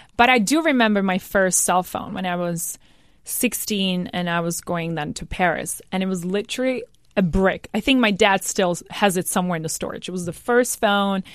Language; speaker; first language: English; non-native, fluent; Czech